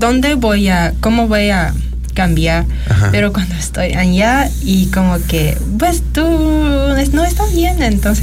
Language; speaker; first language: Spanish; non-native, learner; Chinese